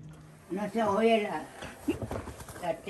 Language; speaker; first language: Spanish; native; Spanish